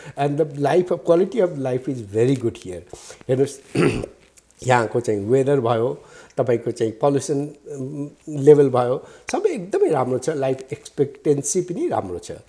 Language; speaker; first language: Nepali; native; Nepali